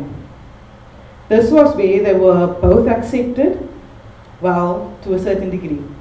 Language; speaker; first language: English; native; English